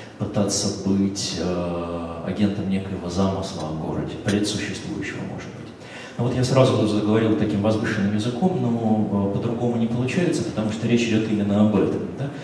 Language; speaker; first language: Russian; native; Russian